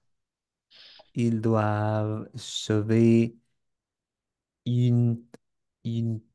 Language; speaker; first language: French; non-native, learner; English